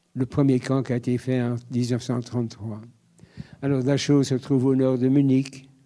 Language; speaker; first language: French; native; French